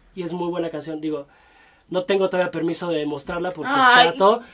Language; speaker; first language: Spanish; native; Spanish